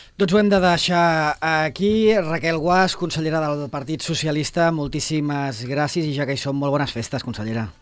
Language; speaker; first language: Catalan; native; Catalan